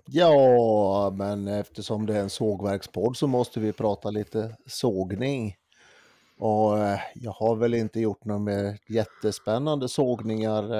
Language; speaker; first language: Swedish; native; Swedish